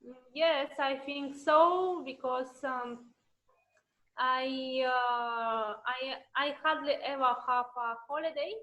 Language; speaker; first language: English; non-native, learner; Russian